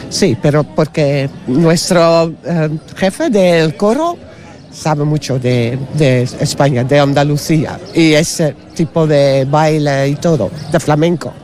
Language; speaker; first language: Spanish; non-native, learner; Dutch